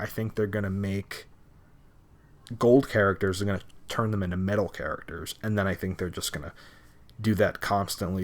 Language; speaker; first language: English; native; English